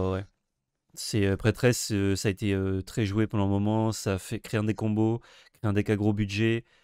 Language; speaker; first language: French; native; French